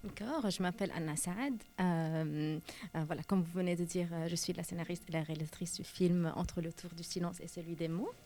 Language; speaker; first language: French; non-native, local second language; Arabic